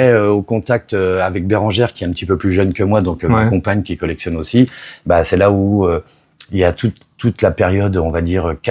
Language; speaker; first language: French; native; French